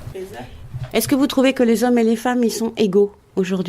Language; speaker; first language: French; native; French